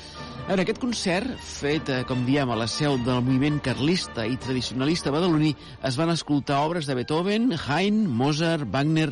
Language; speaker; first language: Catalan; native; Catalan